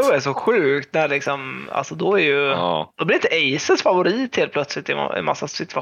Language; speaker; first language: Swedish; native; Swedish